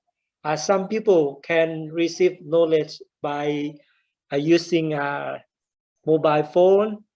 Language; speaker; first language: English; non-native, learner; Thai